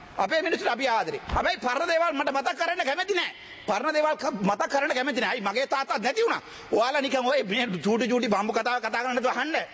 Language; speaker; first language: Sinhala; non-native, local second language; Tamil